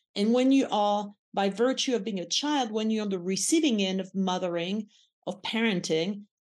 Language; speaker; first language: English; non-native, fluent; French